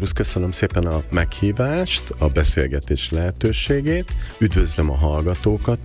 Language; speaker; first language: Hungarian; native; Hungarian